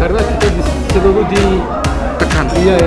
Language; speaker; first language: Indonesian; non-native, fluent; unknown